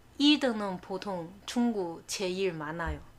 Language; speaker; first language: Korean; non-native, learner; Chinese